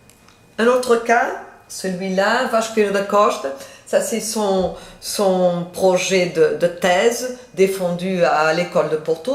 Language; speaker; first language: French; non-native, fluent; Portuguese